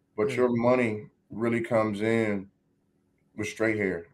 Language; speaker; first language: English; native; English